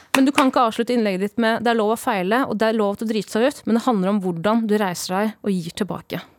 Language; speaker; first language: Norwegian; early bilingual, other home language; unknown